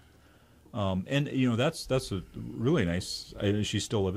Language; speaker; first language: English; native; English